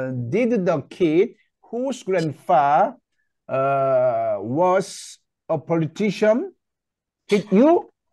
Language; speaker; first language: English; non-native, fluent; Korean